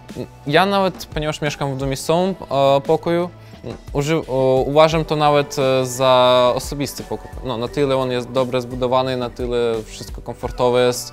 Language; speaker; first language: Polish; non-native, learner; Ukrainian